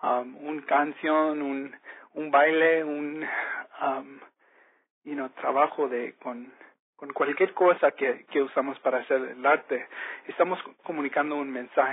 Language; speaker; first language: Spanish; early bilingual, heritage; Spanish